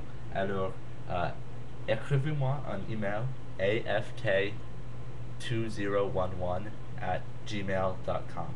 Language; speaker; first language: French; non-native, learner; English